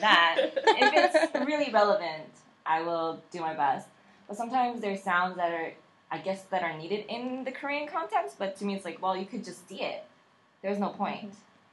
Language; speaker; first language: English; native; English